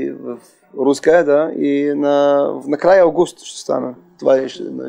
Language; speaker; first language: Bulgarian; non-native, learner; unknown